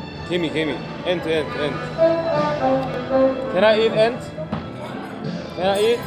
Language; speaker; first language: English; non-native, learner; Korean